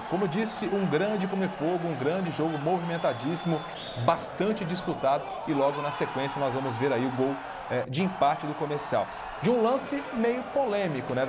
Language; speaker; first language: Portuguese; native; Portuguese